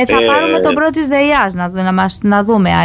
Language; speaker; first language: Greek; native; Greek